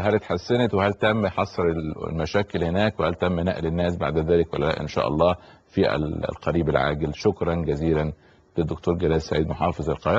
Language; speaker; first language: Arabic; native; Arabic